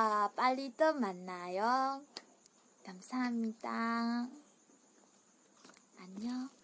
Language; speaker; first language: Korean; non-native, learner; Burmese